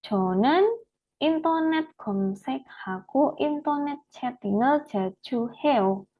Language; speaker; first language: Korean; non-native, fluent; Indonesian